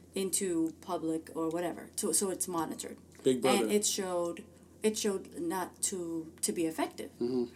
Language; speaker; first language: English; early bilingual, other home language; Amharic